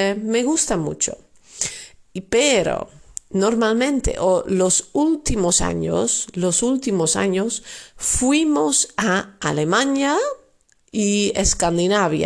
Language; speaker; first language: Spanish; non-native, fluent; Dutch